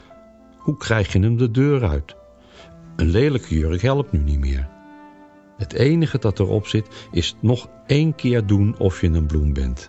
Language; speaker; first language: Dutch; native; Dutch